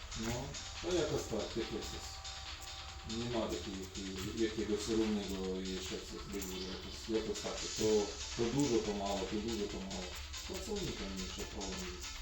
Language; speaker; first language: Polish; non-native, fluent; Ukrainian